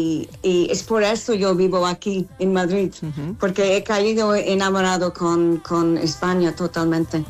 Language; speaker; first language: Spanish; non-native, fluent; English